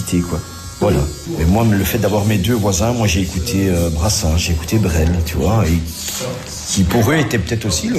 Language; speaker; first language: French; native; French